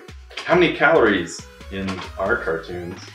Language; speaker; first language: English; native; English